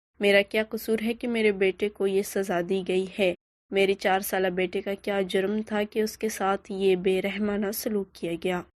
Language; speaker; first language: Urdu; non-native, local second language; Baluchi